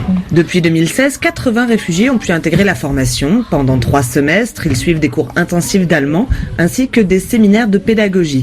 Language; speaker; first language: French; native; French